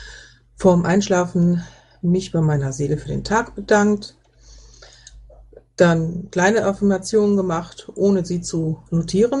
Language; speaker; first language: German; native; German